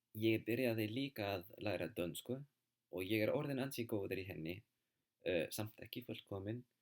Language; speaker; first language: Icelandic; non-native, fluent; English